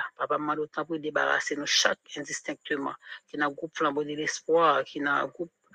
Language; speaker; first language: French; non-native, local second language; Haitian Creole